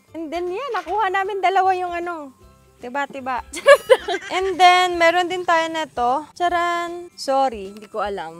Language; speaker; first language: Filipino; native; Filipino